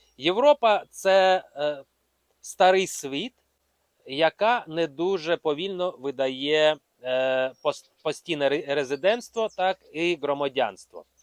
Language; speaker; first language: Ukrainian; non-native, local second language; Russian